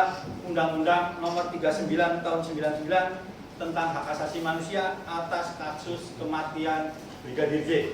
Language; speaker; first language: Indonesian; native; Indonesian